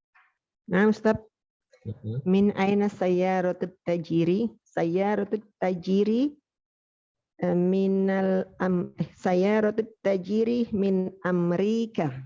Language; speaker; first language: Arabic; non-native, learner; Indonesian